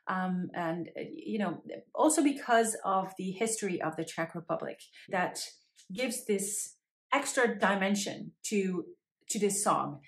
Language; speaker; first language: English; non-native, fluent; Dutch